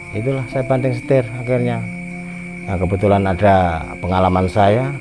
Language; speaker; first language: Indonesian; non-native, local second language; Javanese